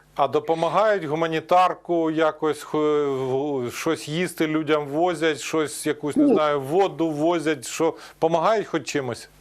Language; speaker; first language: Ukrainian; native; Ukrainian